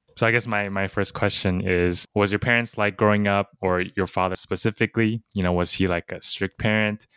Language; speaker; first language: English; early bilingual, other home language; Chinese